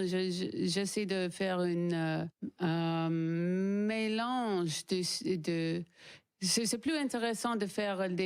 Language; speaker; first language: French; non-native, learner; English